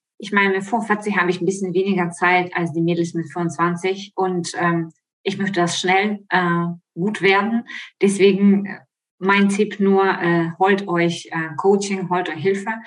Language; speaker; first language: German; non-native, fluent; Ukrainian